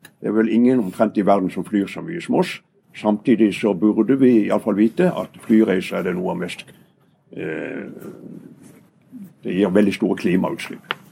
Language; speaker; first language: Norwegian; native; Norwegian